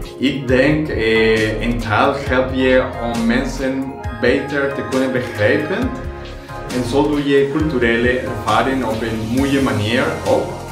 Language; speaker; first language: Dutch; non-native, learner; Spanish